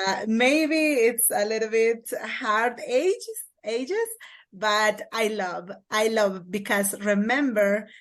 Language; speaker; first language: English; non-native, learner; Kaqchikel